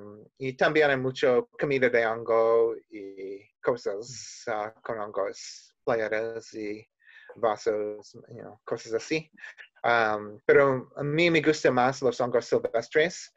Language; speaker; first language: Spanish; non-native, learner; English